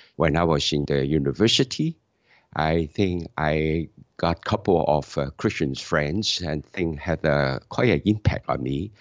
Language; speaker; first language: English; non-native, local second language; Cantonese